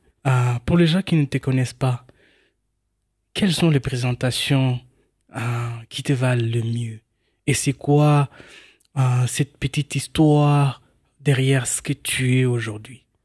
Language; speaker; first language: French; non-native, local second language; Swahili